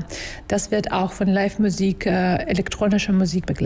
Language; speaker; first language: German; non-native, learner; Russian